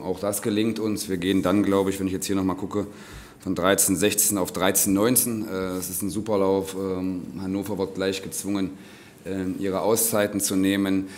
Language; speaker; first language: German; native; German